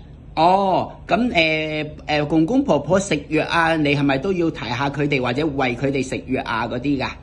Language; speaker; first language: Cantonese; native; Cantonese